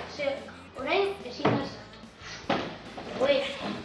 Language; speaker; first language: Basque; non-native, local second language; Spanish